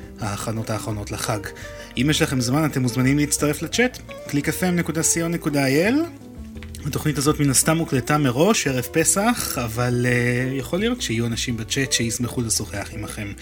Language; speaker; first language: Hebrew; native; Hebrew